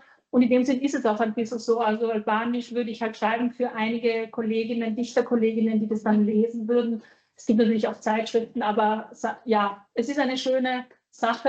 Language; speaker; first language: German; early bilingual, other home language; Albanian